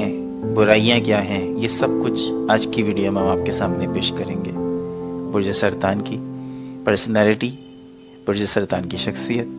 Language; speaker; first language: Urdu; native; Urdu